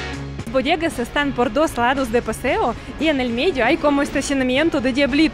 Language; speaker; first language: Spanish; non-native, fluent; Russian